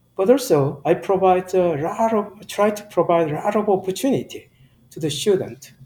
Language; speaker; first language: English; non-native, fluent; Korean